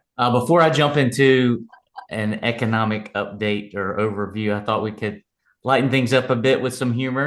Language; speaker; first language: English; native; English